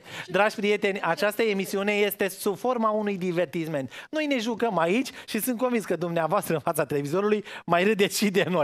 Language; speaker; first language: Romanian; native; Romanian